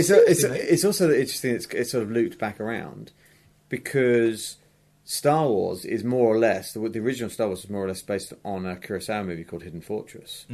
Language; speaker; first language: English; native; English